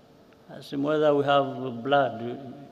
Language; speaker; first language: English; non-native, local second language; Kinyarwanda